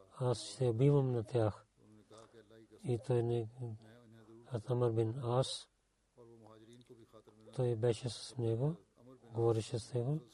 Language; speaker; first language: Bulgarian; non-native, learner; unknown